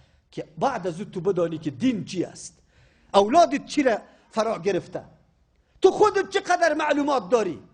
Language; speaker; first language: Persian; native; Persian